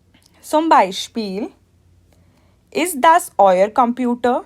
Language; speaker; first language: German; non-native, fluent; Hindi